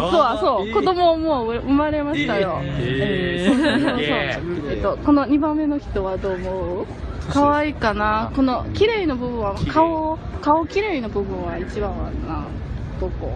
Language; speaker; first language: Japanese; non-native, learner; Chinese